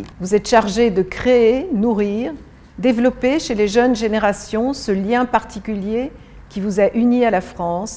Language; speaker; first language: French; native; French